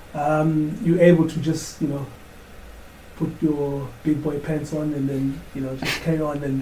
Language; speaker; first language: English; non-native, local second language; Xhosa